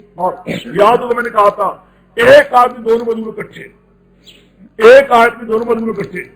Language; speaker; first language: Urdu; non-native, local second language; Pashto